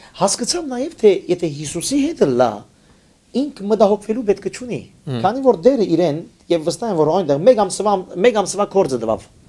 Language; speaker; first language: Armenian; native; Armenian